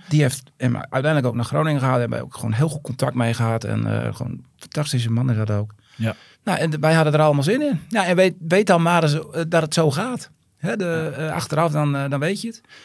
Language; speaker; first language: Dutch; native; Dutch